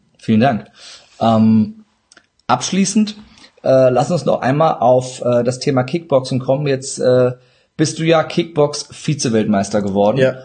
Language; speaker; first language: German; early bilingual, other home language; Turkish